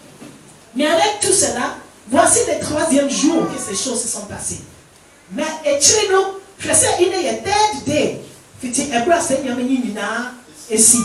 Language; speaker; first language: French; non-native, fluent; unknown